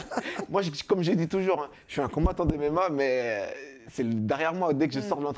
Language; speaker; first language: French; native; French